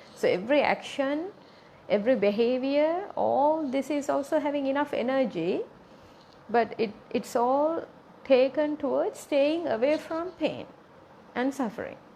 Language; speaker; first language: English; non-native, local second language; Sinhala